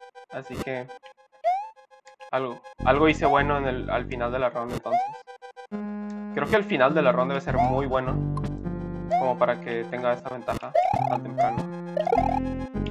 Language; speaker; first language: Spanish; native; Spanish